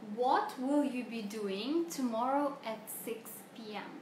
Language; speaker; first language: English; non-native, fluent; Russian